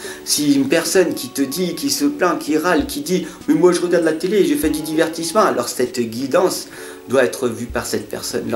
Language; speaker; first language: French; native; French